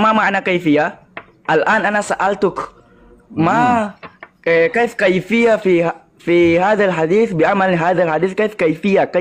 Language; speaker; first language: Arabic; non-native, learner; Indonesian